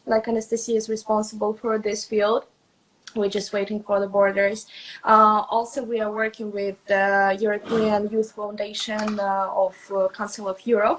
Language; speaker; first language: English; non-native, fluent; Russian